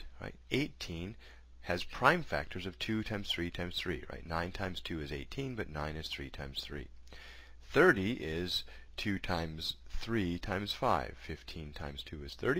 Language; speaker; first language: English; native; English